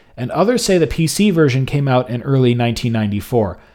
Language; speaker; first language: English; native; English